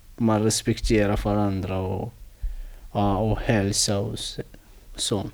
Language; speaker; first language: Swedish; non-native, learner; Arabic